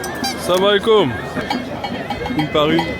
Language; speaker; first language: French; native; French